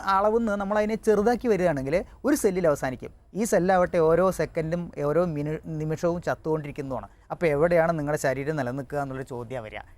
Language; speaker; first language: Malayalam; non-native, local second language; Tamil